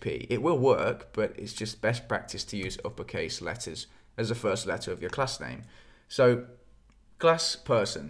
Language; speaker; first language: English; native; English